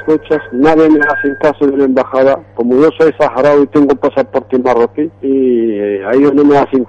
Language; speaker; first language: Spanish; non-native, fluent; Arabic